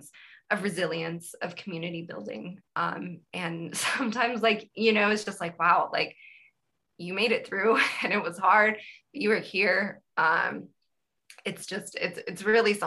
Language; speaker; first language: English; native; English